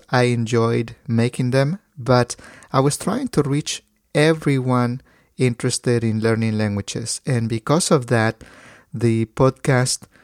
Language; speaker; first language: English; non-native, fluent; Spanish